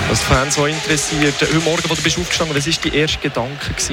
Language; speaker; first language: German; native; German